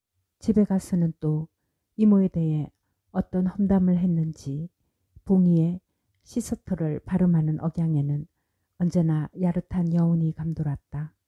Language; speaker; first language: Korean; native; Korean